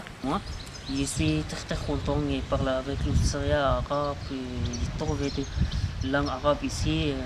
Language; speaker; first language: French; non-native, learner; Arabic